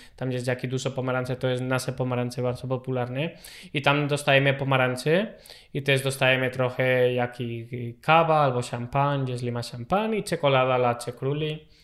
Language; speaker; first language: Polish; non-native, learner; Spanish